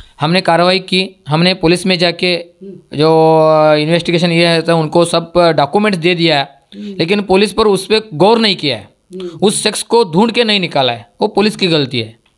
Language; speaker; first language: Hindi; non-native, local second language; Marathi